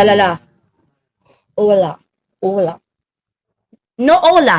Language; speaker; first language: Spanish; non-native, learner; Filipino